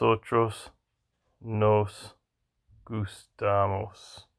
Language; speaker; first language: Spanish; non-native, learner; English